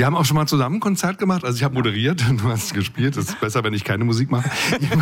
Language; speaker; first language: German; native; German